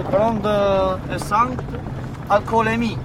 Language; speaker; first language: French; non-native, learner; Romanian